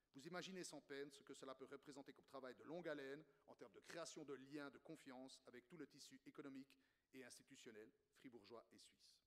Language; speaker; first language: French; native; French